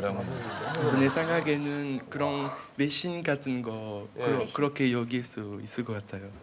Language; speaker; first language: Korean; non-native, learner; French